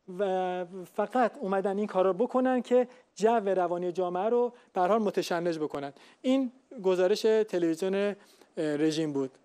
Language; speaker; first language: Persian; native; Persian